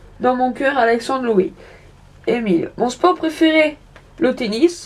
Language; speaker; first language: French; native; French